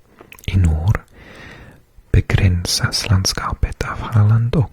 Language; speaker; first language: Swedish; non-native, fluent; English